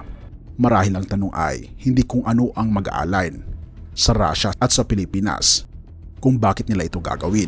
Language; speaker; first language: Filipino; native; Filipino